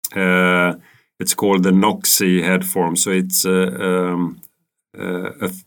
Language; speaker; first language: English; non-native, fluent; Swedish